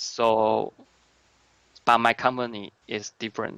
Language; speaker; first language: English; non-native, learner; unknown